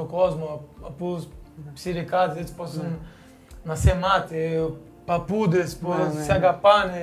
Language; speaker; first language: Greek; non-native, fluent; Portuguese